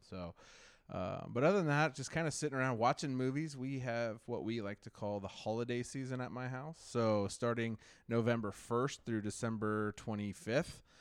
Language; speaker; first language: English; native; English